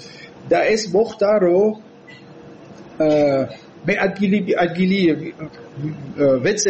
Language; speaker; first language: Georgian; non-native, learner; French